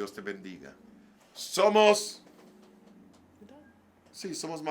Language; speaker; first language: Spanish; non-native, learner; English